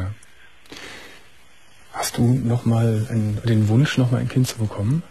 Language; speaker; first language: German; native; German